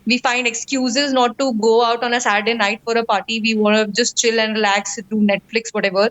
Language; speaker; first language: English; non-native, local second language; Hindi